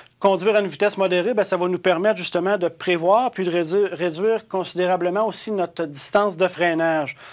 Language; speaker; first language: French; native; French